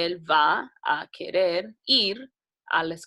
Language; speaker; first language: Spanish; non-native, fluent; English